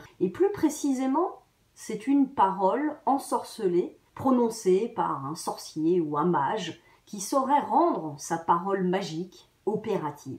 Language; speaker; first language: French; native; French